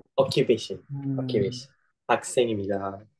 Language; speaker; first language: Korean; non-native, learner; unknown